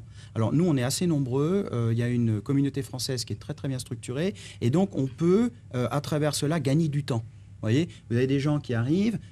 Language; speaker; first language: French; native; French